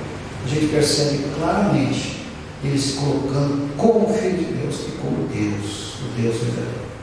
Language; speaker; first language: Portuguese; native; Portuguese